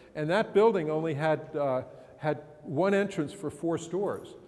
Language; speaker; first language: English; native; English